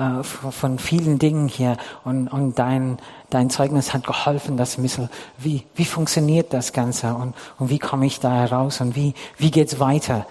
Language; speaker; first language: German; non-native, fluent; English